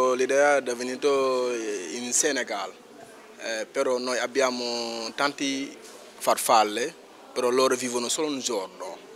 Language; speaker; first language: Italian; non-native, learner; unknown